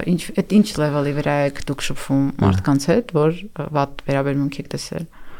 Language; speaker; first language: Armenian; native; Armenian